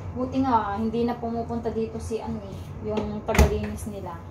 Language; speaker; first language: Filipino; non-native, local second language; Iloko